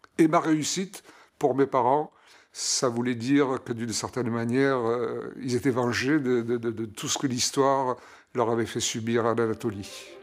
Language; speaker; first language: French; early bilingual, other home language; Italian